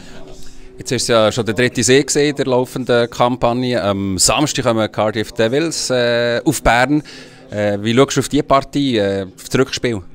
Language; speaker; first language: German; native; German